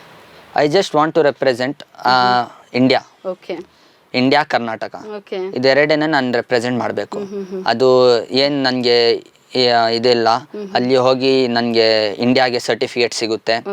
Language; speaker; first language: Kannada; non-native, local second language; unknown